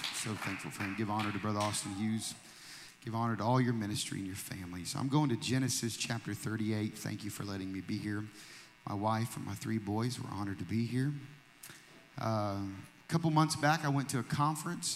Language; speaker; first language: English; native; English